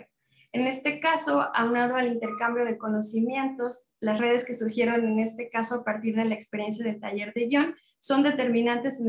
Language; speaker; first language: Spanish; native; Spanish